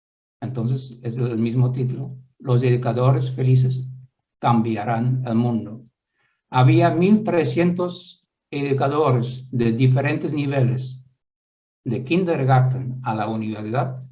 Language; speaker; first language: Spanish; non-native, fluent; Dutch